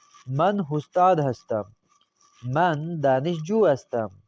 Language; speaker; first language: Persian; non-native, fluent; Urdu